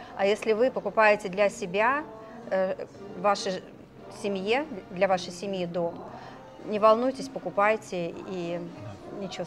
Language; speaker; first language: Russian; native; Russian